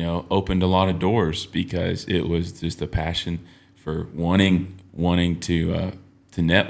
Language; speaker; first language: English; native; English